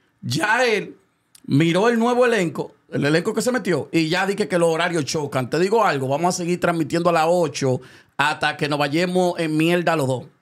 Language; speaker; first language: Spanish; native; Spanish